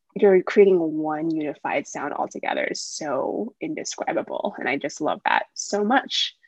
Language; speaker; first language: English; early bilingual, other home language; Wu Chinese